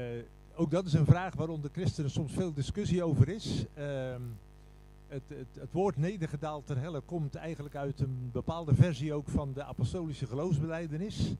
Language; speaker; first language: Dutch; native; Dutch